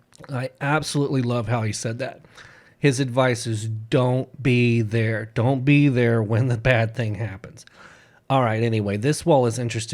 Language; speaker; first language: English; native; English